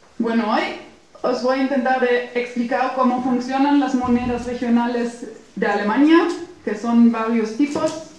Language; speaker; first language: Spanish; non-native, fluent; German